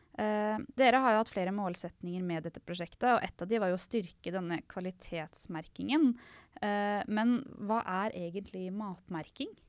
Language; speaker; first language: Norwegian; native; Norwegian